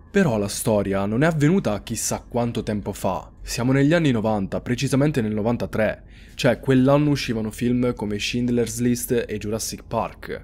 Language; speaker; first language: Italian; native; Italian